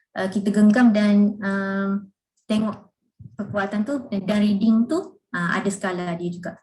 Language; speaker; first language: Malay; native; Malay